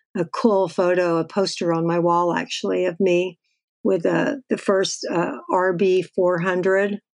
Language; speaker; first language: English; native; English